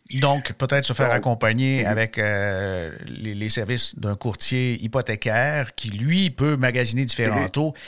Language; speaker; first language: French; native; French